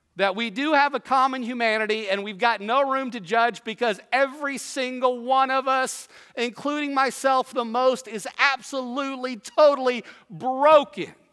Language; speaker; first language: English; native; English